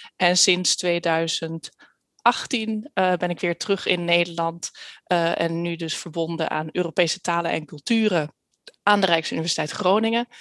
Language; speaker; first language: Dutch; early bilingual, heritage; Dutch